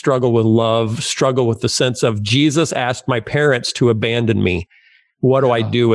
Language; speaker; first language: English; native; English